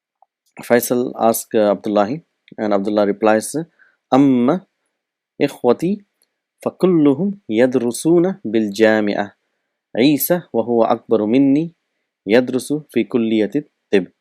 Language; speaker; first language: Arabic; non-native, fluent; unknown